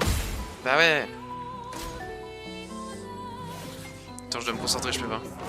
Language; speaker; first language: French; native; French